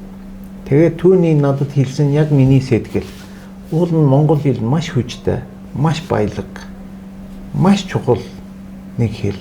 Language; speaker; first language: Mongolian; non-native, fluent; Turkish